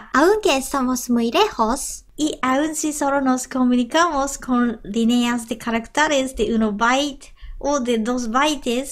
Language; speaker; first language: Spanish; non-native, learner; Japanese